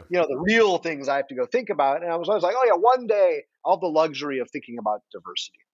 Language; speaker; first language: English; native; English